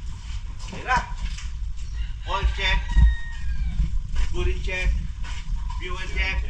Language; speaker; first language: English; non-native, local second language; Filipino